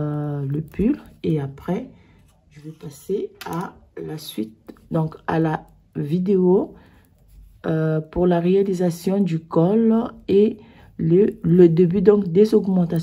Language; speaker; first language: French; native; French